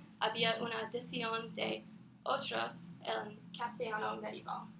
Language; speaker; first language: Spanish; non-native, learner; English